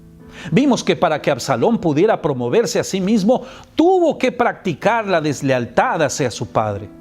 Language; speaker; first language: Spanish; native; Spanish